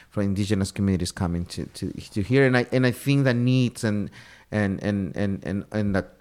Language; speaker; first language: English; non-native, fluent; Spanish